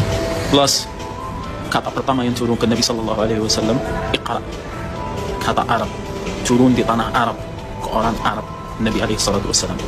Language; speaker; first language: Indonesian; non-native, fluent; Arabic